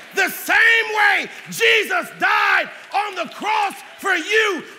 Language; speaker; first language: English; native; English